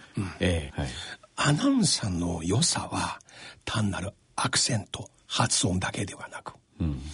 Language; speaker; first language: Japanese; non-native, fluent; Chinese